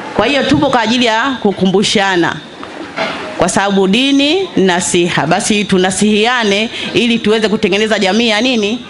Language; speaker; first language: Swahili; native; Swahili